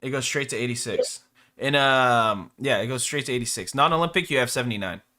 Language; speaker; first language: English; native; English